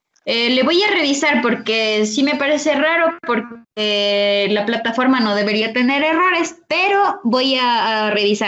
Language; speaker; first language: Spanish; native; Spanish